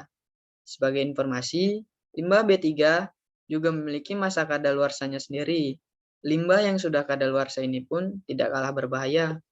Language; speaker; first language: Indonesian; native; Indonesian